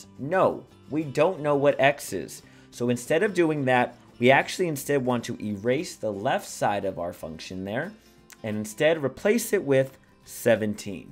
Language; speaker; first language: English; native; English